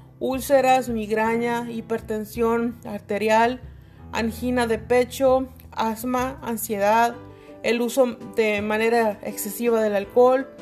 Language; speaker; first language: Spanish; native; Spanish